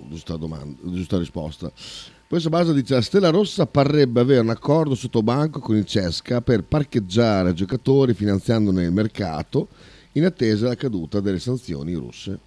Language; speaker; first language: Italian; native; Italian